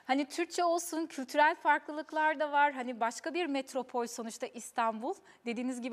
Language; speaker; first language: Turkish; native; Turkish